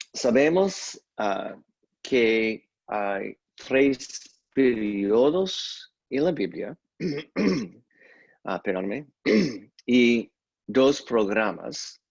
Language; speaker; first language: Spanish; non-native, fluent; English